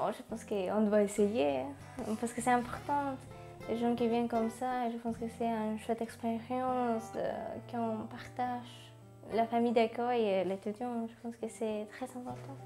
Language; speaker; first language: French; non-native, learner; Spanish